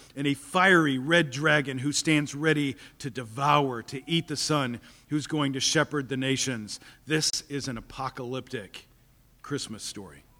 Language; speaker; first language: English; native; English